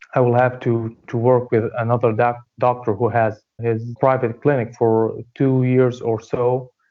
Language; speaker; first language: English; non-native, fluent; Arabic